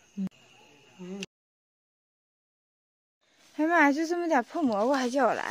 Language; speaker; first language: Chinese; native; Chinese